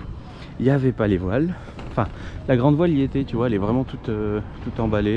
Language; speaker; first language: French; native; French